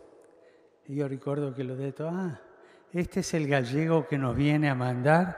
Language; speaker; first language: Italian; early bilingual, heritage; Spanish